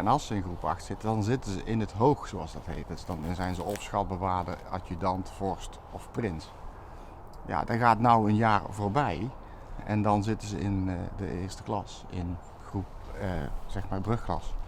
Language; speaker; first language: Dutch; native; Dutch